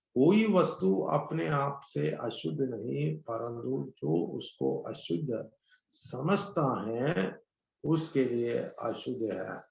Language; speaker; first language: Hindi; non-native, local second language; Malayalam